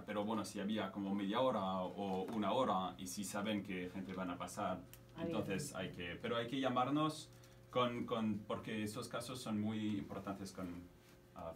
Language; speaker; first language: Spanish; non-native, fluent; French